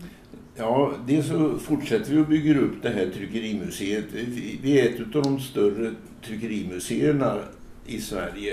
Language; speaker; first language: Swedish; native; Swedish